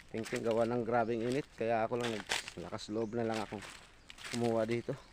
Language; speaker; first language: Filipino; native; Filipino